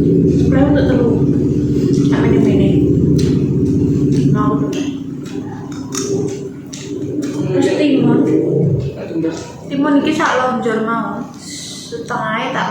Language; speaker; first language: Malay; non-native, local second language; Javanese